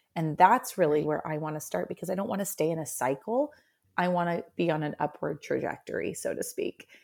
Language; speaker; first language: English; native; English